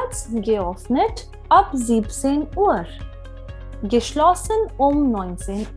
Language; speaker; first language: German; non-native, fluent; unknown